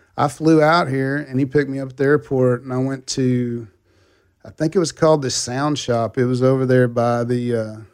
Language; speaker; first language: English; native; English